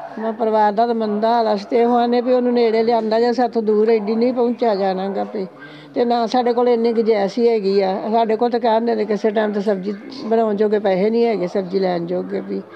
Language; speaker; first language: Punjabi; native; Punjabi